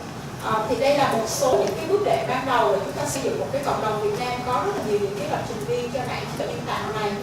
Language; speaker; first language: Vietnamese; native; Vietnamese